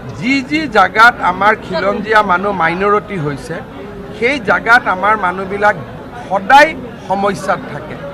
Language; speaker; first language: Assamese; native; Assamese